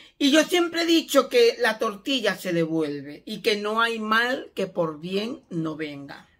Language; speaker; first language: Spanish; native; Spanish